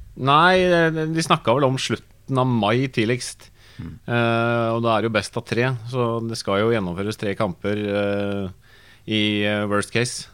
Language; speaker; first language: Norwegian; native; Norwegian